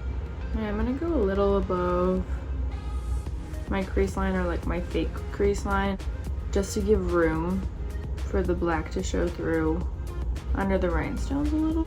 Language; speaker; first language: English; native; English